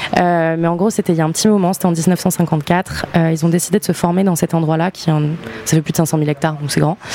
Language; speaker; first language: French; native; French